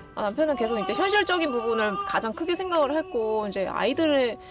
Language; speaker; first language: Korean; native; Korean